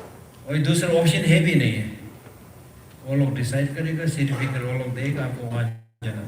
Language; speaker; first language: Hindi; early bilingual, other home language; Tibetan